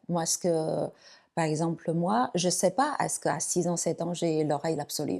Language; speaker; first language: French; non-native, fluent; Chinese